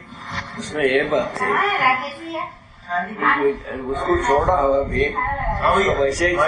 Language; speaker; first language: Hindi; non-native, local second language; Kannada